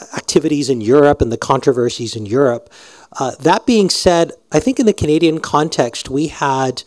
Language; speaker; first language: English; native; English